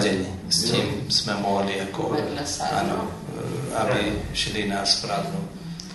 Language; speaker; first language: Czech; non-native, fluent; Amharic